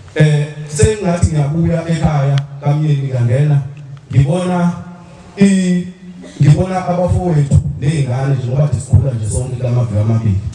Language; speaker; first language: Zulu; native; Zulu